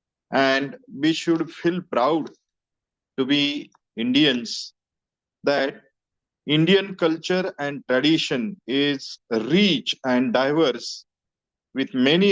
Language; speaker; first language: English; non-native, local second language; Marathi